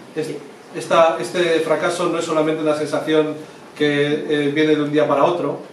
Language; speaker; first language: Spanish; native; Spanish